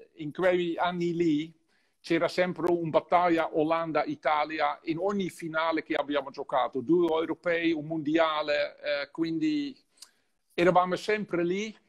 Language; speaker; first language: Italian; non-native, fluent; Dutch